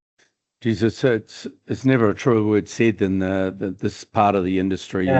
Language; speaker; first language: English; native; English